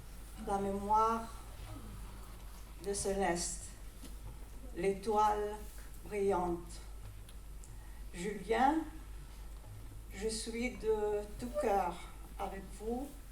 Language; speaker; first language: French; non-native, fluent; Greek